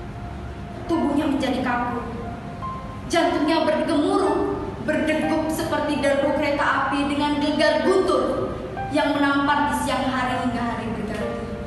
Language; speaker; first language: Indonesian; native; Indonesian